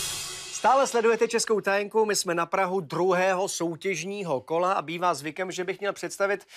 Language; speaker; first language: Czech; native; Czech